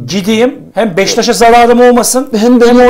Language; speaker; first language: Turkish; native; Turkish